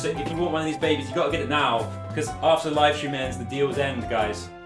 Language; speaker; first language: English; native; English